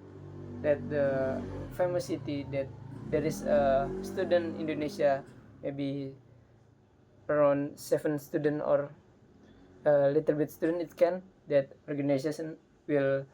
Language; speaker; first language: English; non-native, learner; Indonesian